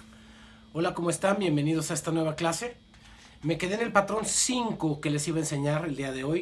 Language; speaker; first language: Spanish; native; Spanish